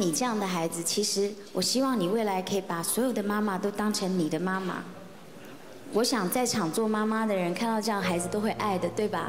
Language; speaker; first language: Chinese; native; Chinese